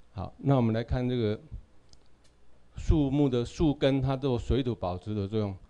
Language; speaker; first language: Chinese; non-native, local second language; Min Nan Chinese